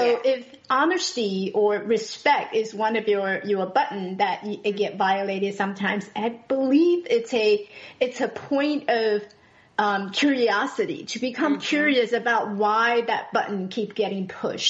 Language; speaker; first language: English; non-native, fluent; Chinese